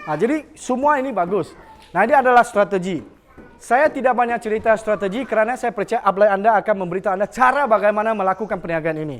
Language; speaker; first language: Malay; non-native, local second language; Chinese